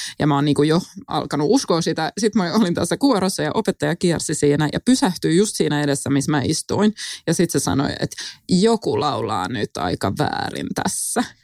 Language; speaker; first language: Finnish; non-native, local second language; Swedish